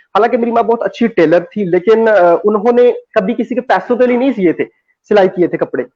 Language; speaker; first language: Hindi; non-native, local second language; Punjabi